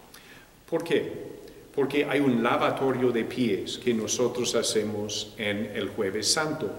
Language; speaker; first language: Spanish; non-native, fluent; English